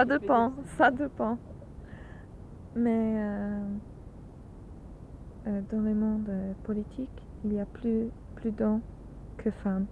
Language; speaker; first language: French; non-native, learner; English